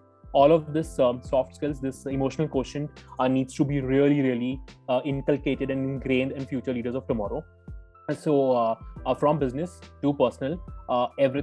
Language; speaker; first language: English; non-native, local second language; Hindi